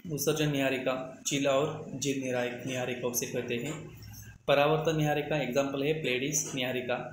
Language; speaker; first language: Hindi; non-native, local second language; Marathi